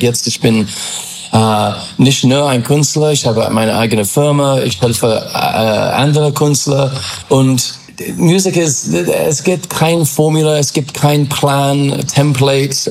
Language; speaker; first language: German; non-native, learner; English